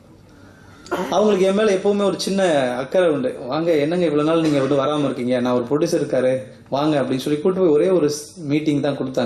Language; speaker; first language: Tamil; native; Tamil